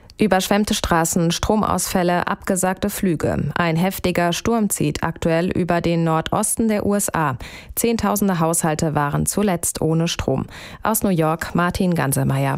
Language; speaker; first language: German; native; German